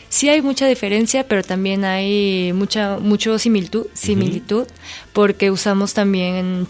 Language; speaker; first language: Spanish; non-native, fluent; Korean